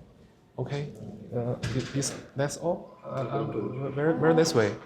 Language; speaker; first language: English; non-native, learner; Chinese